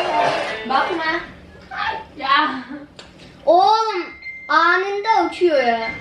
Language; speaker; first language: Turkish; native; Turkish